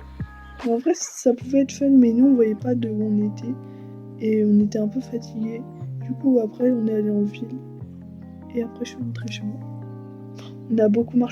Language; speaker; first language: French; native; French